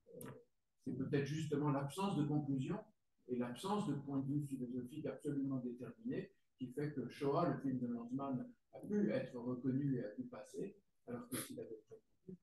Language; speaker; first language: French; native; French